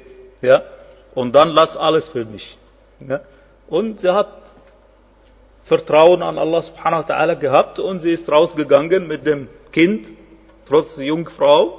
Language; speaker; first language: German; non-native, fluent; Arabic